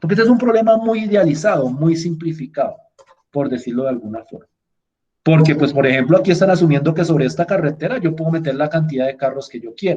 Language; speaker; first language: Spanish; native; Spanish